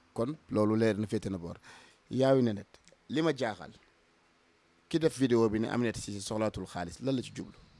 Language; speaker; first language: Wolof; native; Wolof